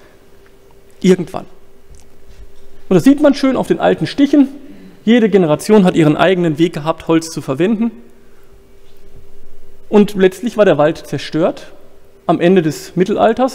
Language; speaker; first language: German; native; German